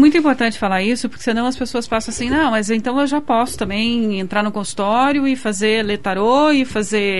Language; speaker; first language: Portuguese; native; Portuguese